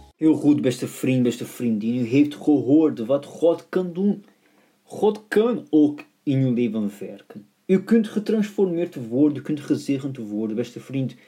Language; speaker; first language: Dutch; non-native, fluent; Portuguese